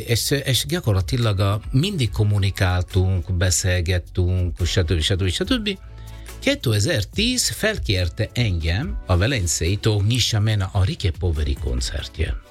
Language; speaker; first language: Hungarian; non-native, learner; Italian